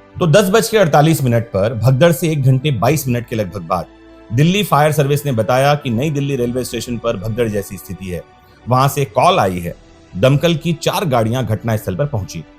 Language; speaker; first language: Hindi; native; Hindi